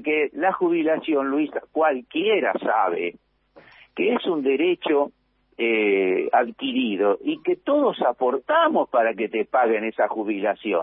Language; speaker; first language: Spanish; native; Spanish